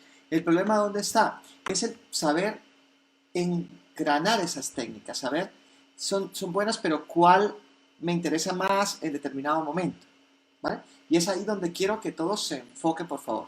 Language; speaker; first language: Spanish; native; Spanish